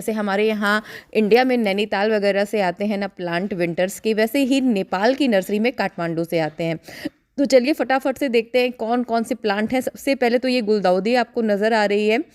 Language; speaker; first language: Hindi; native; Hindi